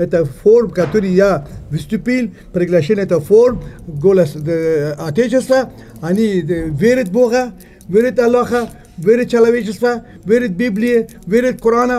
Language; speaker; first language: Russian; non-native, learner; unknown